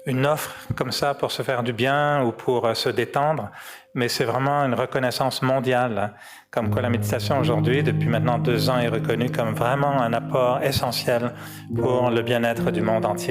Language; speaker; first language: French; native; French